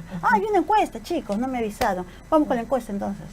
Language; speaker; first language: Spanish; native; Spanish